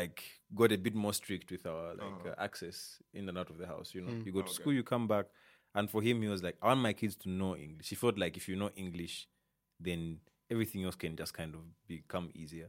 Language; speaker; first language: English; native; English